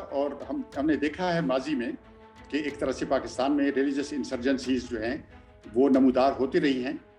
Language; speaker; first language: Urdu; non-native, local second language; Pashto